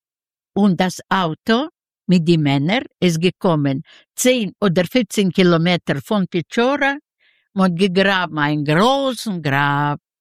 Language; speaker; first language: German; non-native, fluent; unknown